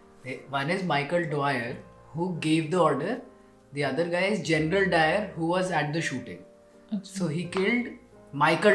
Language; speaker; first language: English; non-native, local second language; Hindi